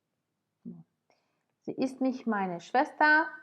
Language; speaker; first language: German; non-native, fluent; French